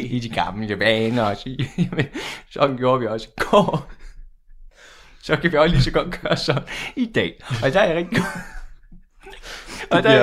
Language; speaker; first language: Danish; native; Danish